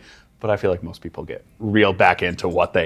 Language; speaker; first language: English; native; English